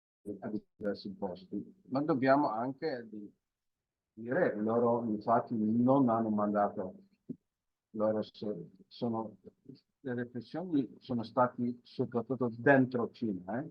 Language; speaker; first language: Italian; non-native, fluent; Polish